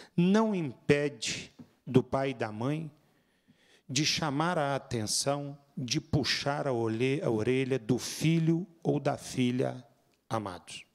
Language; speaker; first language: Portuguese; native; Portuguese